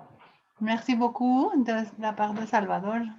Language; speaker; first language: French; non-native, fluent; Spanish